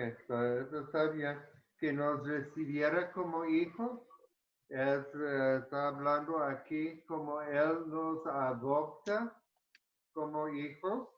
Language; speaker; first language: Spanish; early bilingual, heritage; Spanish